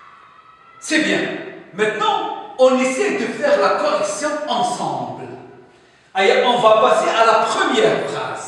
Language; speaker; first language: French; non-native, local second language; Arabic